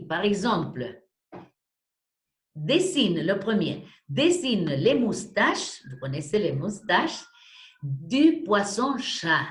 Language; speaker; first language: French; non-native, fluent; Spanish